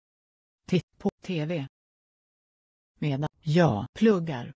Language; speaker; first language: Swedish; non-native, learner; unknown